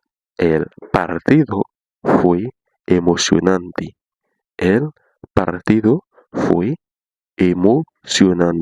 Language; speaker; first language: Spanish; non-native, fluent; Haitian Creole